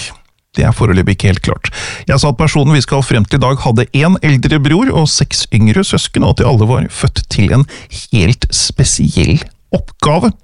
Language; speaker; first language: Norwegian; native; Norwegian